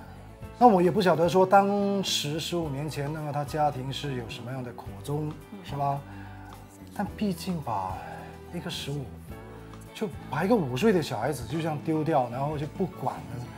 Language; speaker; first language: Chinese; native; Chinese